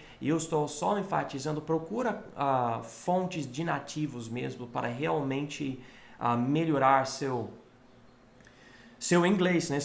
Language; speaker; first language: Portuguese; non-native, fluent; English